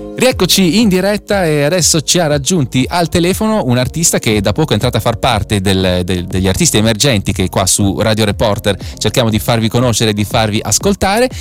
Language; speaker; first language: Italian; native; Italian